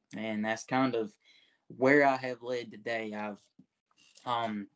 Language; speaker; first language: English; native; English